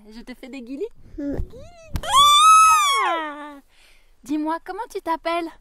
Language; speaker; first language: French; native; French